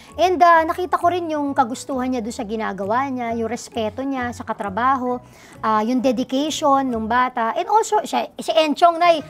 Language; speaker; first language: Filipino; native; Filipino